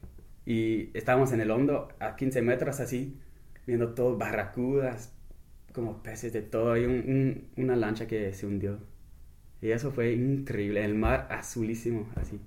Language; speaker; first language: Spanish; non-native, fluent; English